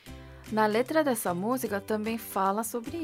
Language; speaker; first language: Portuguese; non-native, fluent; Korean